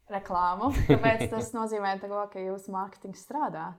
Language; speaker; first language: Latvian; native; Latvian